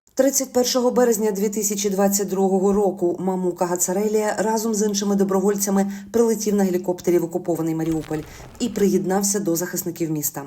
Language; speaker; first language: Ukrainian; native; Ukrainian